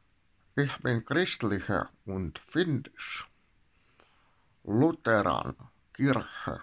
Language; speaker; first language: German; non-native, learner; Finnish